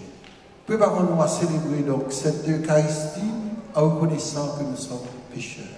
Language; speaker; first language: French; non-native, local second language; Haitian Creole